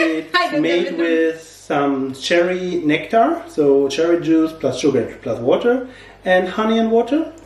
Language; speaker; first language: English; non-native, learner; German